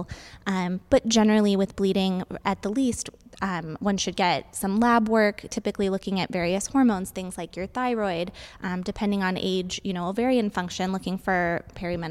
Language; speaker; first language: English; native; English